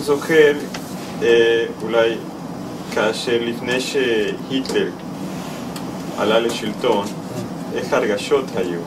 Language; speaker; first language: Hebrew; non-native, fluent; English